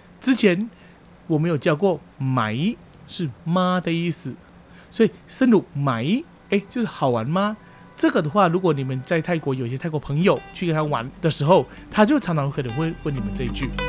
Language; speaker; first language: Chinese; early bilingual, heritage; Chinese